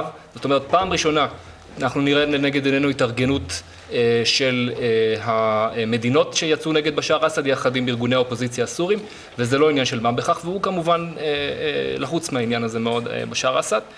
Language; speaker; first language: Hebrew; native; Hebrew